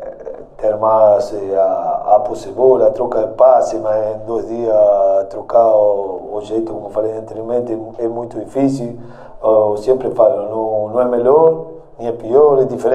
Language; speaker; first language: Portuguese; non-native, fluent; Spanish